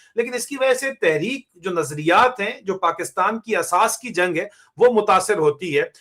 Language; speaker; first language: Urdu; non-native, local second language; Punjabi